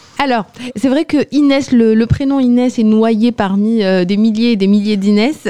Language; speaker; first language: French; non-native, local second language; Kabyle